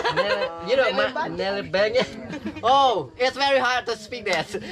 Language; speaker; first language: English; non-native, learner; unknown